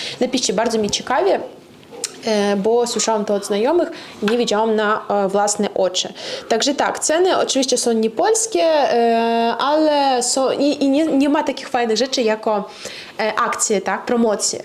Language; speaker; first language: Polish; non-native, fluent; Russian